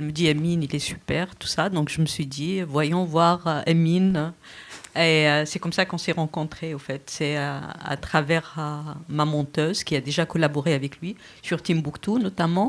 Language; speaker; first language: French; non-native, local second language; Arabic